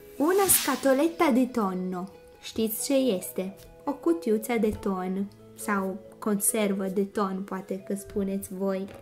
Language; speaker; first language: Romanian; non-native, fluent; Italian